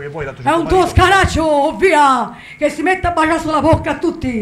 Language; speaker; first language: Italian; native; Italian